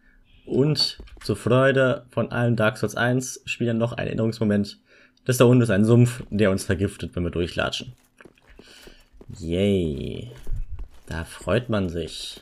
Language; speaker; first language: German; native; German